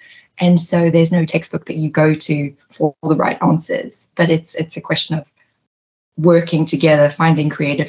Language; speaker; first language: English; native; English